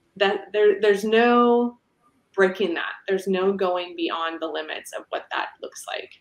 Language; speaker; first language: English; native; English